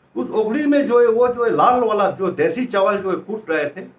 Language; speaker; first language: Hindi; native; Hindi